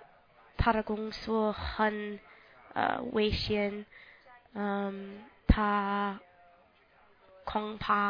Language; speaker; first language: Chinese; non-native, learner; English